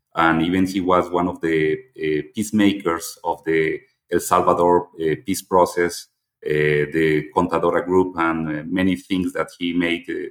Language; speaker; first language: English; non-native, fluent; Spanish